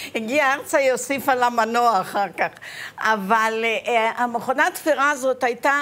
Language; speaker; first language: Hebrew; early bilingual, other home language; Ukrainian